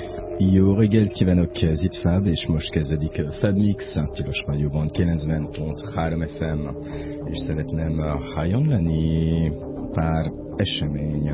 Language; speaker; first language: Hungarian; non-native, learner; French